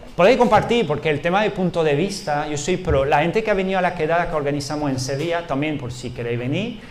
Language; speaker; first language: Spanish; non-native, fluent; French